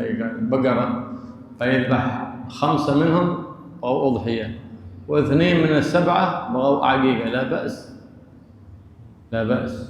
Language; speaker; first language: Arabic; native; Arabic